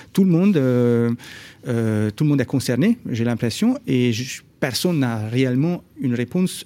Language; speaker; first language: French; non-native, fluent; Hungarian